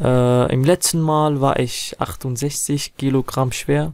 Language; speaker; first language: German; non-native, fluent; Arabic